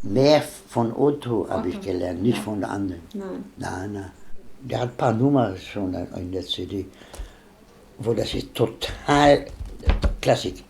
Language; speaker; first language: German; non-native, learner; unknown